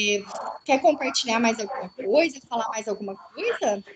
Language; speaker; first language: Portuguese; native; Portuguese